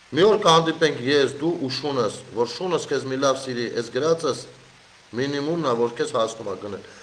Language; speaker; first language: Armenian; native; Armenian